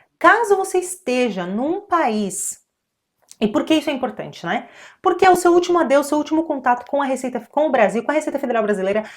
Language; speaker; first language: Portuguese; native; Portuguese